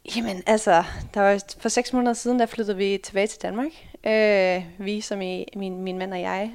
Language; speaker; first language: Danish; early bilingual, other home language; Dutch